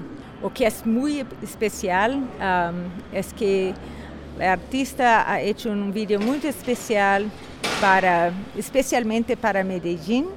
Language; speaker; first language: Spanish; non-native, fluent; Portuguese